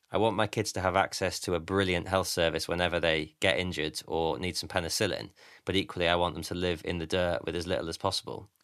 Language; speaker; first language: English; native; English